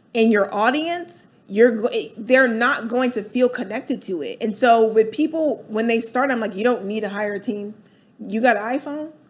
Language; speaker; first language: English; native; English